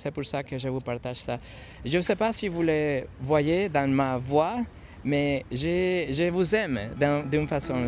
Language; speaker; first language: French; non-native, fluent; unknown